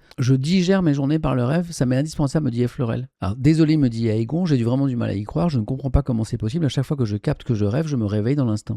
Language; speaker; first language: French; native; French